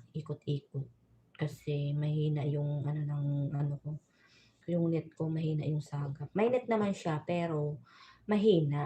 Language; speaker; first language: Filipino; non-native, local second language; Bikol